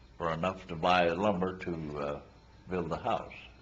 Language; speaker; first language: English; native; English